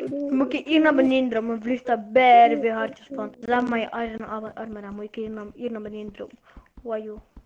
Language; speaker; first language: Dutch; native; Dutch